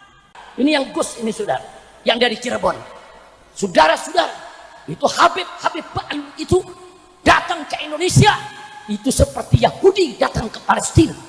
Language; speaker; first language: Indonesian; native; Indonesian